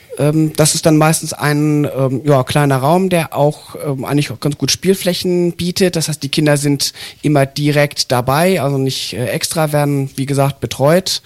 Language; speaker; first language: German; native; German